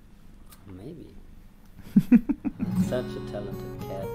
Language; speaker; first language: English; non-native, fluent; German